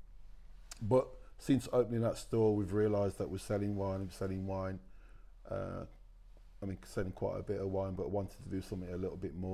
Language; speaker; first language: English; native; English